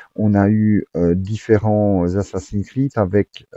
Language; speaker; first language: French; native; French